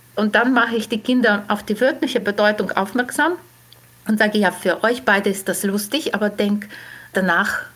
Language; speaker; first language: German; non-native, fluent; Ukrainian